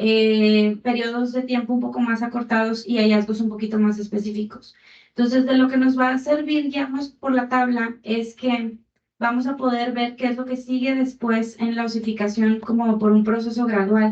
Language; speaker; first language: Spanish; native; Spanish